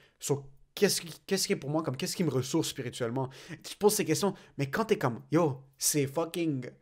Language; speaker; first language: French; early bilingual, other home language; Arabic